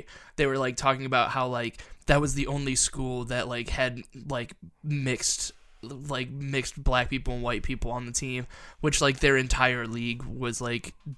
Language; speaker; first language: English; native; English